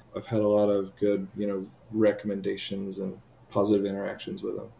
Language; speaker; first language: English; native; English